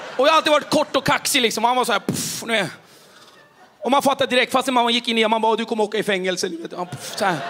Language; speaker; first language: Swedish; early bilingual, other home language; Kurdish